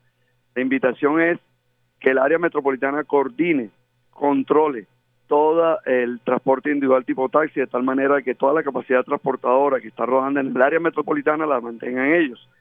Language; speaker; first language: Spanish; native; Spanish